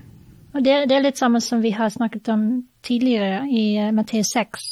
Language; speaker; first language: Norwegian; non-native, fluent; English